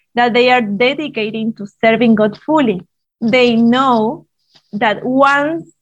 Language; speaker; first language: English; non-native, fluent; Spanish